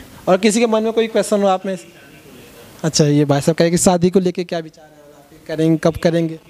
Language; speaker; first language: Hindi; native; Hindi